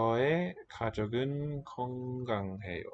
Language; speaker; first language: Korean; non-native, learner; English